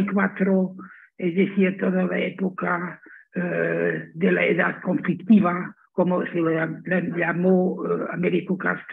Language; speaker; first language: Spanish; non-native, fluent; German